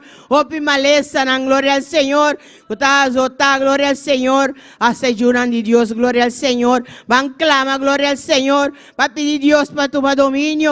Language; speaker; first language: Spanish; non-native, learner; Papiamento